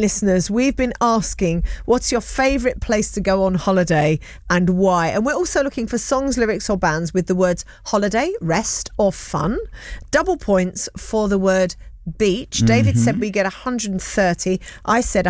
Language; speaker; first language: English; native; English